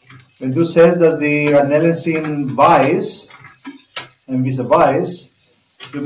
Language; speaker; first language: German; non-native, learner; Spanish